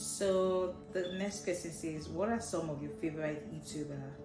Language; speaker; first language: English; non-native, local second language; Yoruba